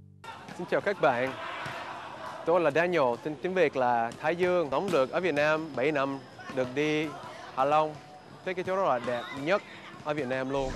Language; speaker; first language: Vietnamese; non-native, fluent; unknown